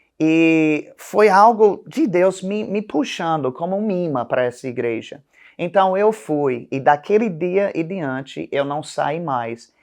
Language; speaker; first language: Portuguese; non-native, fluent; English